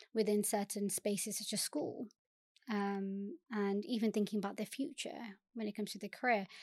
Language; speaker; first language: English; native; English